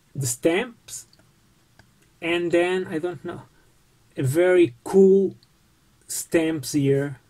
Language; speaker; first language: English; non-native, fluent; Portuguese